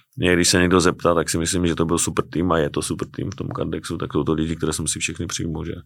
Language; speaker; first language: Czech; native; Czech